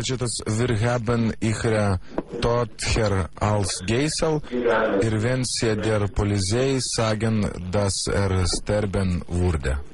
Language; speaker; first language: German; non-native, learner; Lithuanian